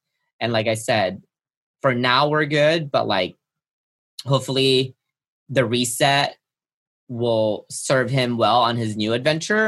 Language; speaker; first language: English; non-native, local second language; Filipino